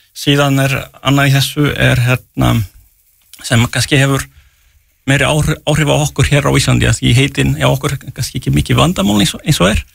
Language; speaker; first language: Icelandic; non-native, fluent; French